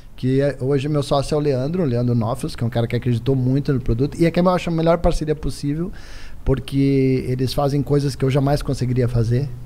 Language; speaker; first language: Portuguese; native; Portuguese